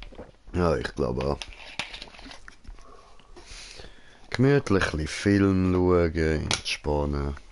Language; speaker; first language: German; native; German